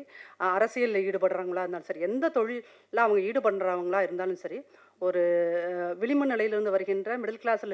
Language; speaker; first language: Tamil; native; Tamil